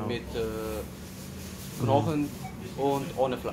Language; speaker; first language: German; non-native, learner; Turkish